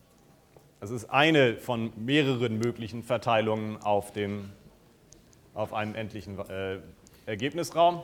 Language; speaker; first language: German; native; German